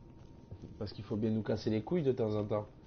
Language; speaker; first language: French; native; French